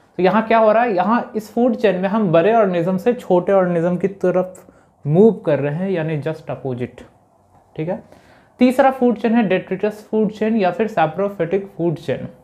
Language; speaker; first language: Hindi; native; Hindi